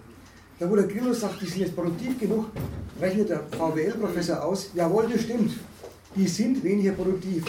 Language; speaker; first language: German; native; German